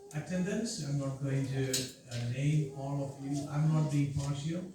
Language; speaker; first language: English; non-native, local second language; Malayalam